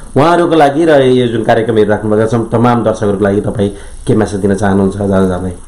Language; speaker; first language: Nepali; native; Nepali